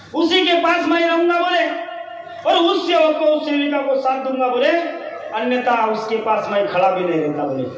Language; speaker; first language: Hindi; non-native, local second language; Marathi